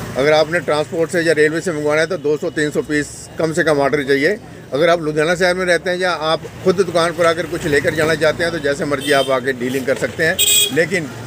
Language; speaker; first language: Hindi; non-native, local second language; Punjabi